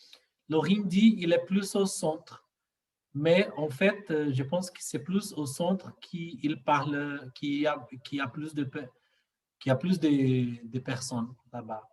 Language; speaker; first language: French; non-native, fluent; Portuguese